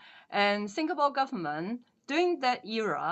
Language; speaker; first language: English; non-native, local second language; Cantonese